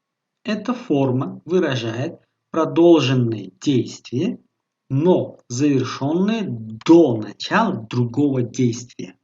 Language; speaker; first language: Russian; non-native, local second language; Tajik